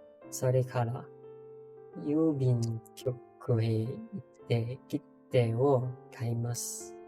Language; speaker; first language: Japanese; non-native, learner; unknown